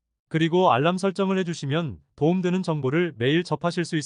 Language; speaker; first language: Korean; native; Korean